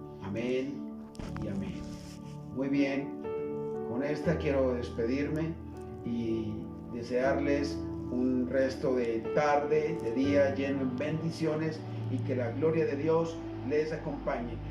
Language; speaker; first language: Spanish; native; Spanish